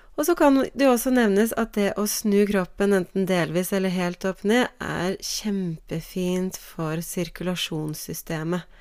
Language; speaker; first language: Norwegian; native; Norwegian